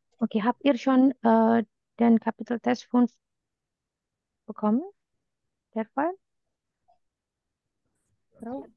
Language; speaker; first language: German; non-native, fluent; Indonesian